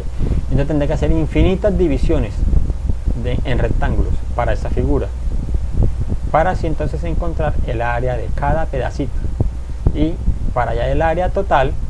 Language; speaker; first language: Spanish; native; Spanish